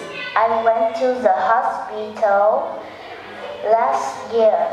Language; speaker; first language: English; non-native, learner; Vietnamese